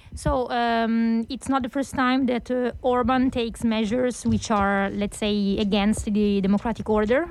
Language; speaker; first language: English; non-native, fluent; Italian